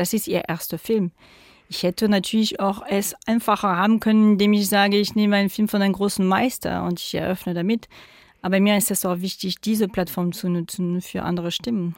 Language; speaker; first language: German; non-native, fluent; French